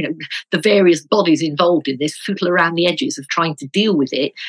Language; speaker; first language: English; native; English